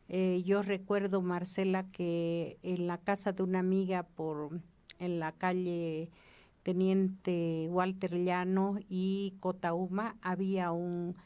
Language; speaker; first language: Spanish; native; Spanish